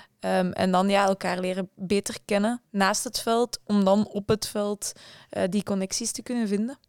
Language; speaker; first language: Dutch; native; Dutch